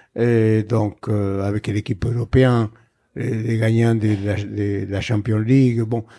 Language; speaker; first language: French; non-native, fluent; Spanish